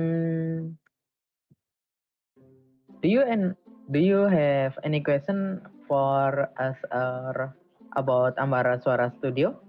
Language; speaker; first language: English; non-native, learner; Indonesian